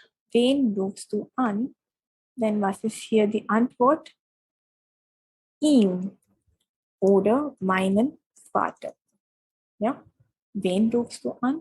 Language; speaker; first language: German; non-native, fluent; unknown